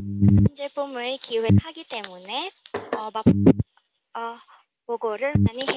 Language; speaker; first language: Korean; non-native, learner; Indonesian